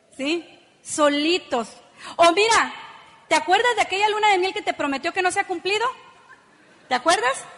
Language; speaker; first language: Spanish; native; Spanish